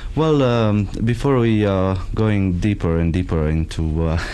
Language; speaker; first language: English; non-native, fluent; Romanian